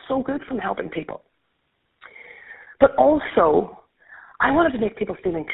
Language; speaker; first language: English; native; English